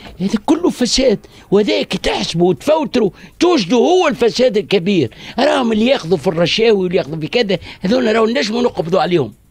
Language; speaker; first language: Arabic; native; Arabic